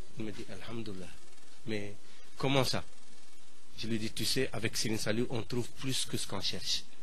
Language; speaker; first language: French; non-native, local second language; Arabic